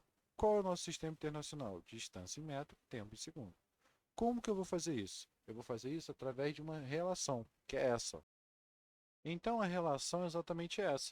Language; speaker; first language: Portuguese; native; Portuguese